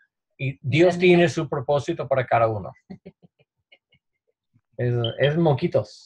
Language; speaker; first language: Spanish; non-native, learner; English